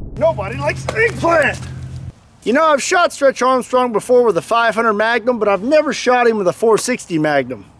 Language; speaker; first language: English; native; English